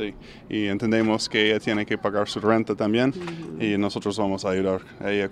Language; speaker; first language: Spanish; non-native, fluent; English